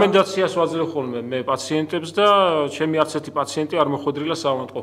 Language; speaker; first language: Georgian; native; Georgian